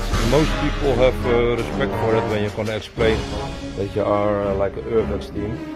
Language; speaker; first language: English; non-native, learner; Dutch